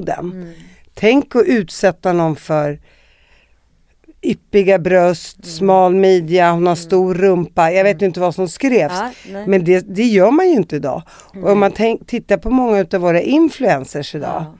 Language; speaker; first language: Swedish; native; Swedish